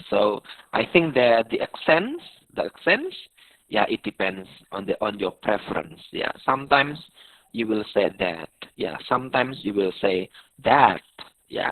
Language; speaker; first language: English; non-native, fluent; Indonesian